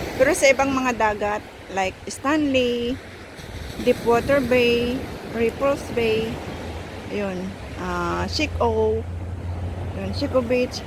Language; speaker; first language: Filipino; native; Filipino